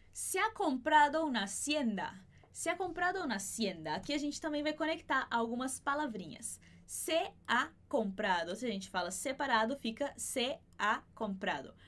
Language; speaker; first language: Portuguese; native; Portuguese